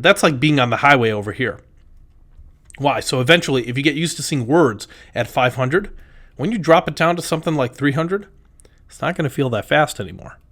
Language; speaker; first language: English; native; English